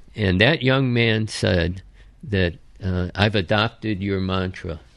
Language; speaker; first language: English; early bilingual, other home language; Japanese